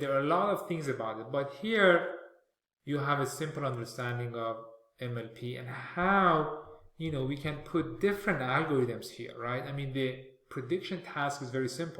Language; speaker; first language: English; non-native, fluent; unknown